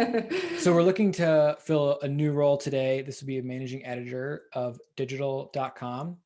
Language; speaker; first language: English; native; English